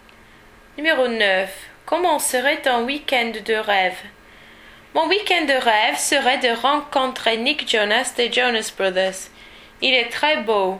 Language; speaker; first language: French; non-native, learner; English